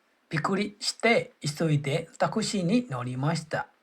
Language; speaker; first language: Japanese; non-native, fluent; Burmese